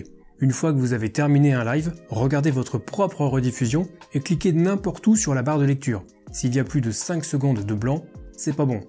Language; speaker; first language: French; native; French